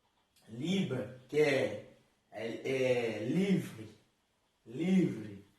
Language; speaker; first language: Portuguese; non-native, fluent; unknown